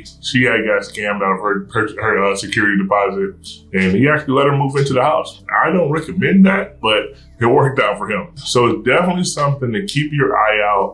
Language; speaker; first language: English; native; English